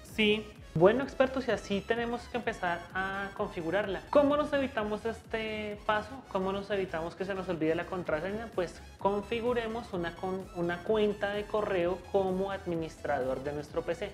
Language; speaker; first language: Spanish; native; Spanish